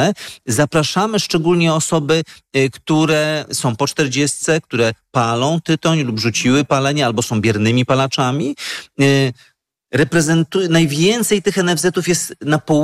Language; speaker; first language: Polish; native; Polish